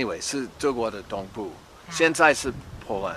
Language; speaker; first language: Chinese; non-native, fluent; English